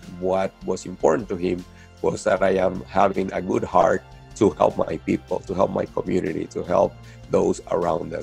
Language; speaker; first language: English; non-native, fluent; Spanish